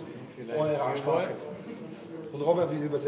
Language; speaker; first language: German; non-native, learner; Slovak